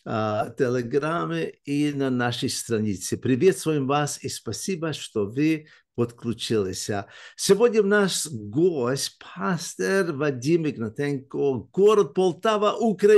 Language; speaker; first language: Russian; early bilingual, heritage; English